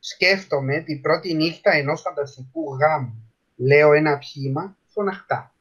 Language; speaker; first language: Greek; non-native, fluent; Spanish